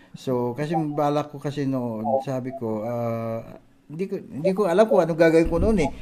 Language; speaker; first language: Filipino; non-native, local second language; Cebuano